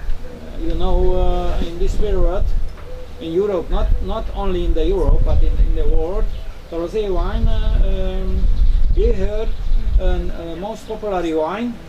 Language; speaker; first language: English; non-native, learner; Romanian